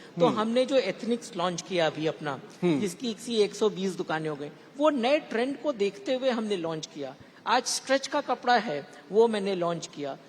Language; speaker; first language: Hindi; native; Hindi